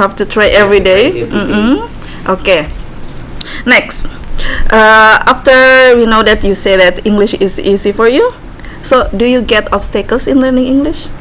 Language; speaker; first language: English; non-native, learner; Indonesian